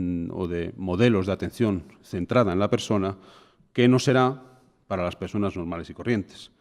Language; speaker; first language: Spanish; native; Spanish